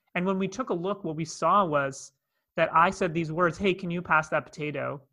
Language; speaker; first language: English; native; English